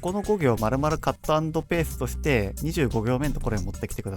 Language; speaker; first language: Japanese; native; Japanese